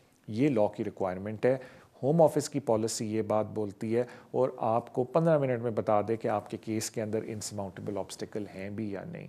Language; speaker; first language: Urdu; native; Urdu